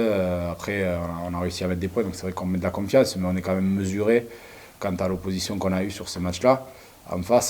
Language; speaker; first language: French; native; French